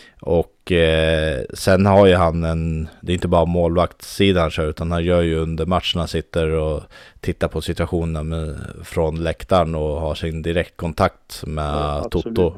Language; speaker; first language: Swedish; native; Swedish